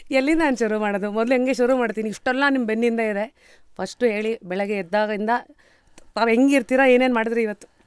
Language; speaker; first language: Kannada; native; Kannada